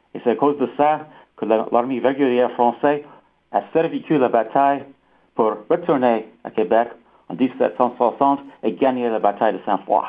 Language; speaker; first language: French; non-native, fluent; English